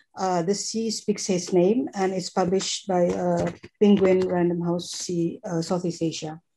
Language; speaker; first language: English; non-native, fluent; Indonesian